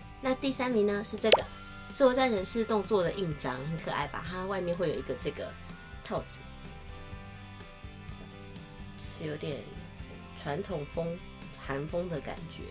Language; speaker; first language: Chinese; native; Chinese